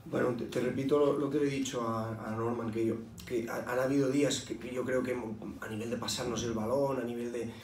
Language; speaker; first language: Spanish; non-native, local second language; Catalan